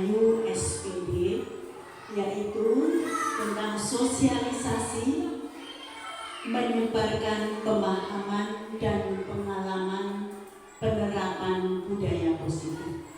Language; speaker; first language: Indonesian; non-native, local second language; Javanese